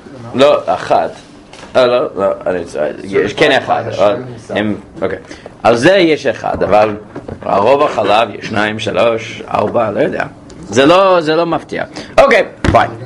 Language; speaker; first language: Hebrew; non-native, fluent; English